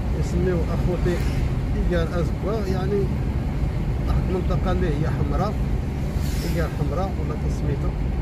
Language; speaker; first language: Arabic; non-native, local second language; Riffian